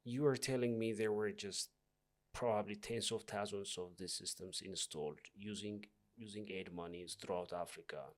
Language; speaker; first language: English; non-native, local second language; Amharic